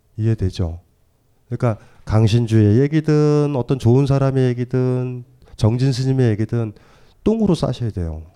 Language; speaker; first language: Korean; native; Korean